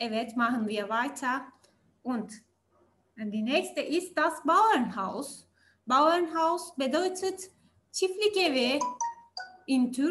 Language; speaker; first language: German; non-native, learner; Turkish